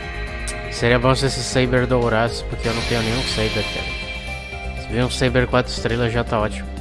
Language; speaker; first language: Portuguese; native; Portuguese